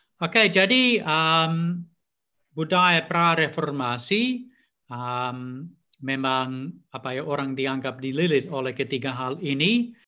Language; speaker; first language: Indonesian; non-native, fluent; English